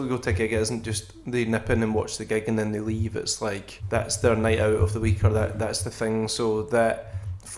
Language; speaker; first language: English; native; English